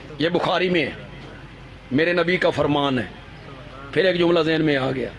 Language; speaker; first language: Urdu; non-native, local second language; Punjabi